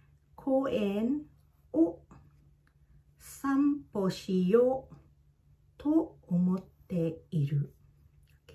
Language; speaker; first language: Japanese; non-native, fluent; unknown